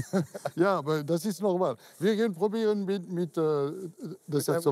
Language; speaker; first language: German; non-native, learner; French